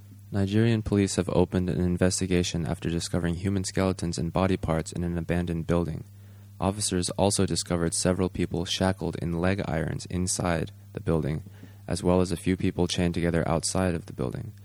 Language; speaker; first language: English; native; English